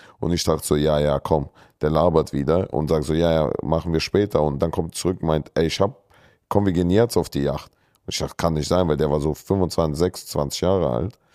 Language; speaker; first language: German; early bilingual, other home language; Russian